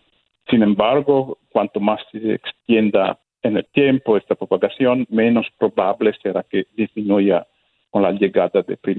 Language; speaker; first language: Spanish; non-native, fluent; Italian